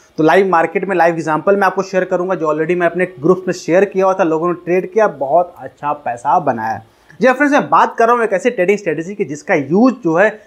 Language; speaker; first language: Hindi; native; Hindi